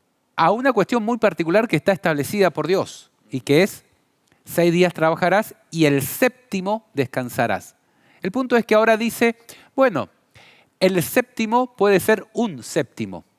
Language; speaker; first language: Spanish; native; Spanish